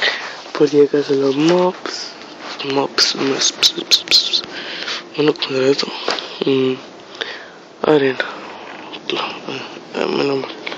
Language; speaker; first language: Spanish; native; Spanish